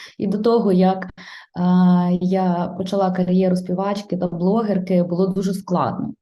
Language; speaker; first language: Ukrainian; non-native, local second language; Russian